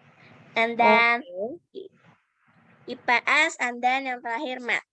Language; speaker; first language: English; non-native, learner; Indonesian